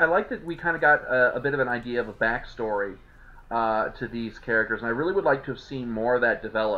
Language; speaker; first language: English; native; English